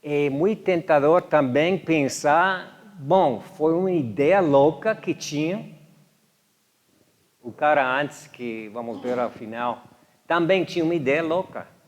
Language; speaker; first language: Portuguese; non-native, fluent; English